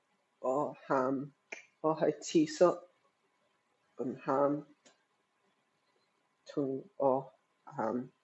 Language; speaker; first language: Cantonese; early bilingual, heritage; Cantonese